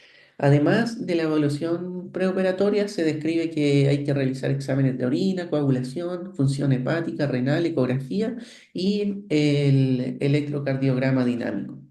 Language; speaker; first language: Spanish; native; Spanish